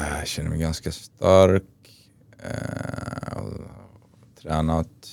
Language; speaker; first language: Swedish; native; Swedish